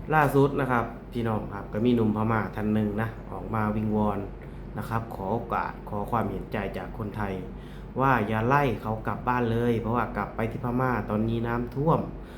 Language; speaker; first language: Thai; native; Thai